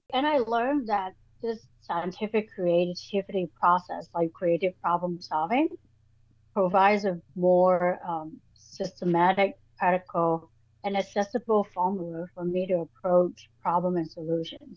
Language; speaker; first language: English; non-native, local second language; Cantonese